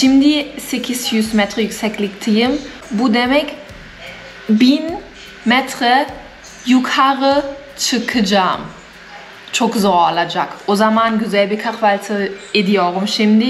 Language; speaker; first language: Turkish; non-native, learner; German